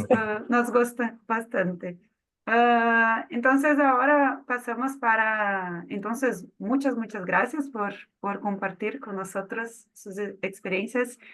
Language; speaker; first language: Spanish; non-native, fluent; Portuguese